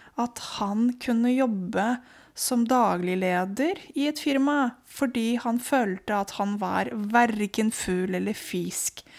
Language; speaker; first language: Norwegian; non-native, fluent; Spanish